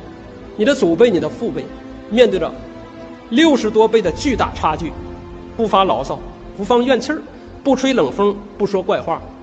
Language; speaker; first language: Chinese; native; Chinese